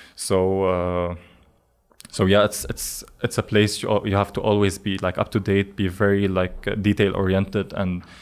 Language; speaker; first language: English; non-native, fluent; Arabic